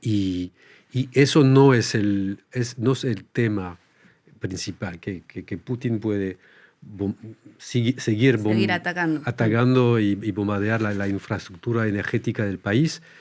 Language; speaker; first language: Spanish; non-native, fluent; French